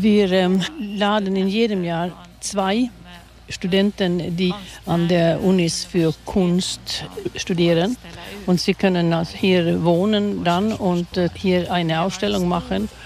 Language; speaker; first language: German; non-native, fluent; Swedish